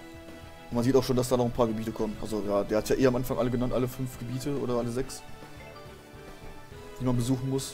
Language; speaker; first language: German; native; German